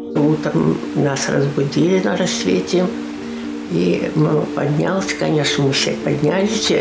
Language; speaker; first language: Russian; non-native, local second language; Crimean Tatar